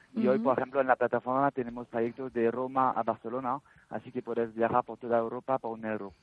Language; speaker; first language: Spanish; non-native, fluent; French